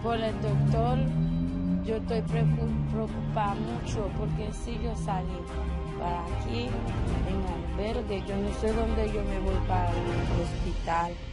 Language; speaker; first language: Spanish; non-native, learner; Haitian Creole